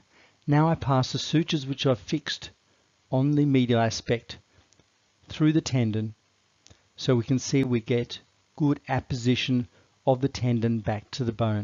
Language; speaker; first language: English; native; English